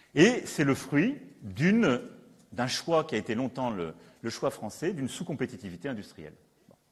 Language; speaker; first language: French; native; French